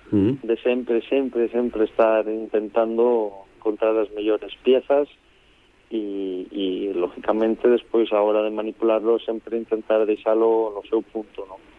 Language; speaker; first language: Galician; native; Galician